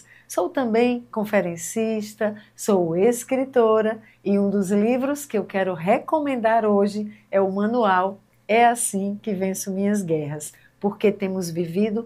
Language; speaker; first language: Portuguese; native; Portuguese